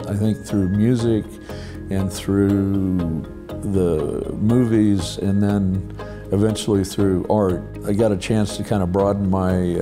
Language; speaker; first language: English; native; English